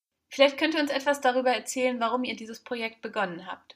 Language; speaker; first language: German; native; German